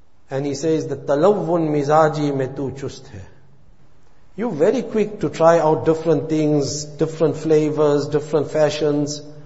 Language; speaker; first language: English; native; English